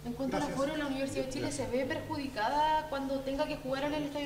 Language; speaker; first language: Spanish; native; Spanish